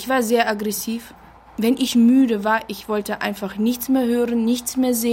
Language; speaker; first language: German; early bilingual, heritage; German